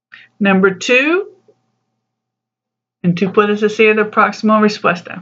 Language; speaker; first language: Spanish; non-native, learner; English